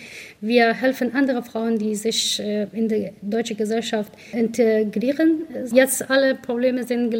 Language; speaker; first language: German; non-native, learner; Persian